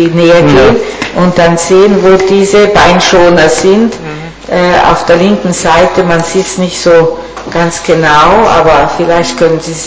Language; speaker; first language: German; non-native, fluent; Italian